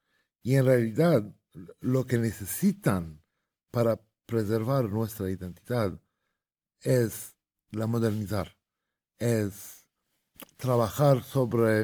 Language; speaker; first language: Spanish; non-native, fluent; Arabic